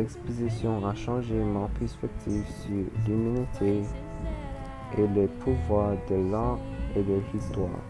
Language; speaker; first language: French; non-native, learner; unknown